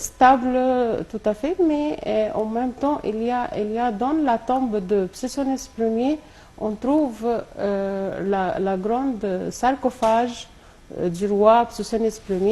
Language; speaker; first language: French; non-native, local second language; Arabic